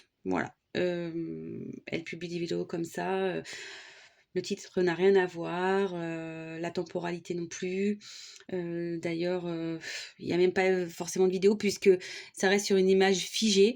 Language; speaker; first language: French; native; French